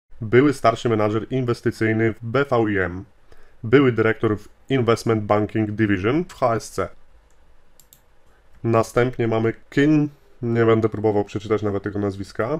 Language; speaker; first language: Polish; native; Polish